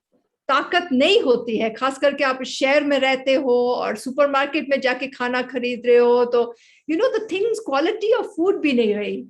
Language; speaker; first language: Hindi; native; Hindi